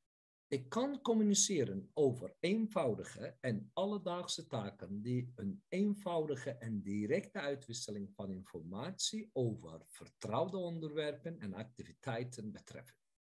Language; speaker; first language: Dutch; non-native, fluent; Turkish